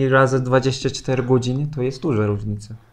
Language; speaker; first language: Polish; non-native, fluent; Turkish